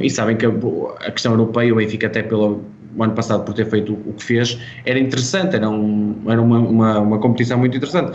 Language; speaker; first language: Portuguese; native; Portuguese